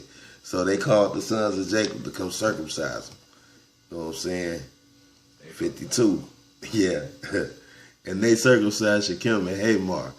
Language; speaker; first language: English; native; English